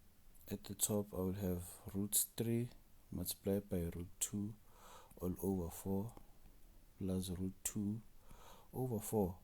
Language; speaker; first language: English; non-native, local second language; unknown